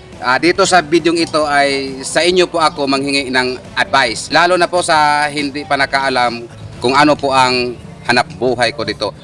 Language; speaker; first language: Filipino; non-native, local second language; Cebuano